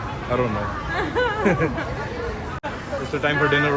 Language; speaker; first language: English; non-native, local second language; Hindi